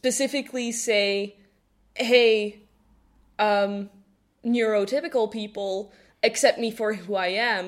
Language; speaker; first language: English; non-native, fluent; Dutch